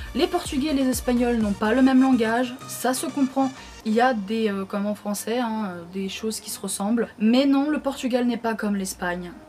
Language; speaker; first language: French; early bilingual, other home language; Portuguese